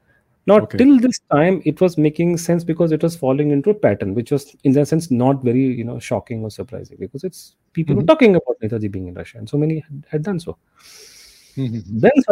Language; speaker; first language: English; non-native, local second language; Hindi